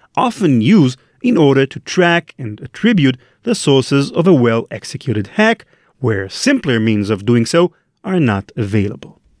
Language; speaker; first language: English; non-native, fluent; Hebrew